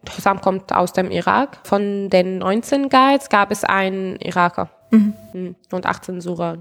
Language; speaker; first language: German; non-native, fluent; Arabic